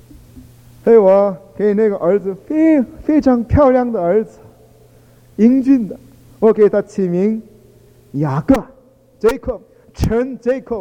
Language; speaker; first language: Chinese; non-native, fluent; Korean